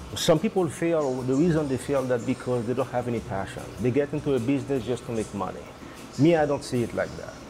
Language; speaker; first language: English; non-native, fluent; Haitian Creole